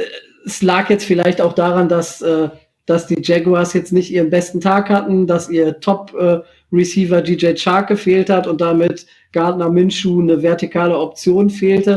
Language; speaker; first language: German; native; German